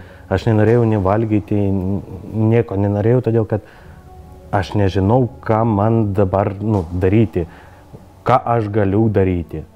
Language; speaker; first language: Lithuanian; non-native, learner; Ukrainian